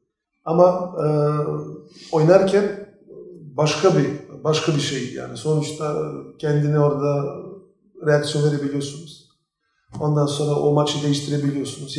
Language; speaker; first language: Turkish; non-native, fluent; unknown